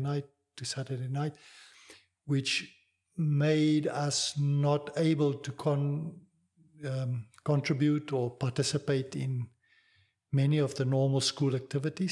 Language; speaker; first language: English; non-native, local second language; Afrikaans